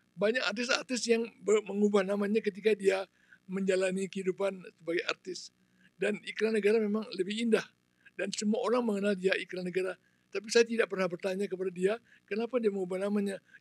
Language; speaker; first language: Indonesian; non-native, local second language; Balinese